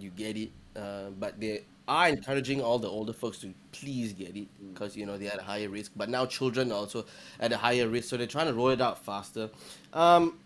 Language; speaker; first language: English; native; English